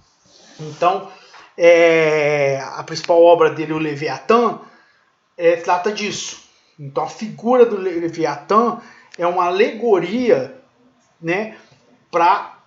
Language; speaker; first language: Portuguese; native; Portuguese